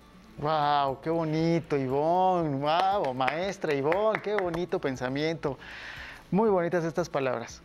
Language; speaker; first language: Spanish; native; Spanish